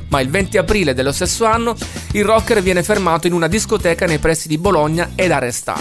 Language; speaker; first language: Italian; native; Italian